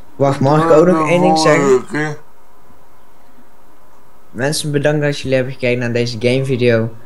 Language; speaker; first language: Dutch; native; Dutch